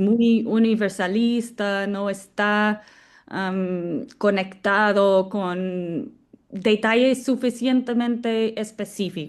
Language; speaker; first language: Spanish; non-native, fluent; English